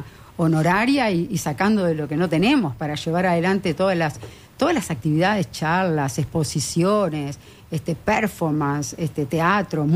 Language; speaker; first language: Spanish; native; Spanish